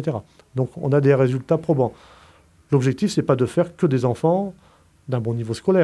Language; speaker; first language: French; native; French